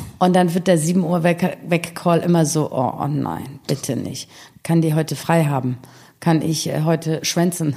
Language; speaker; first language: German; early bilingual, other home language; Persian